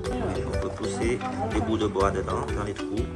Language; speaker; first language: French; non-native, fluent; Vietnamese